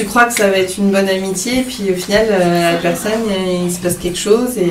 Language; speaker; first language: French; native; French